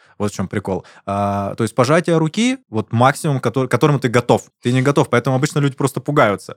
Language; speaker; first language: Russian; native; Russian